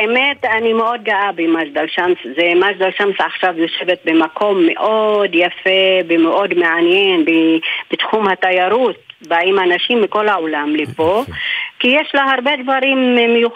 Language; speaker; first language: Hebrew; non-native, local second language; Arabic